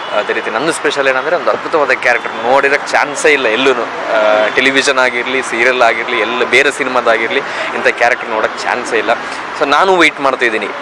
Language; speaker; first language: Kannada; native; Kannada